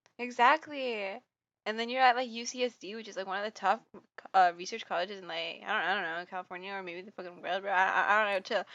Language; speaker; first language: English; native; English